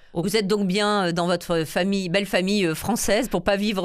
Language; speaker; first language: French; native; French